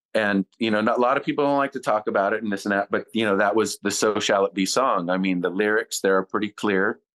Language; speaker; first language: English; native; English